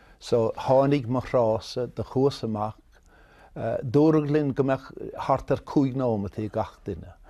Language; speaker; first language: Irish; native; Irish